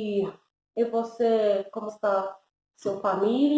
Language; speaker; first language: Portuguese; non-native, learner; Haitian Creole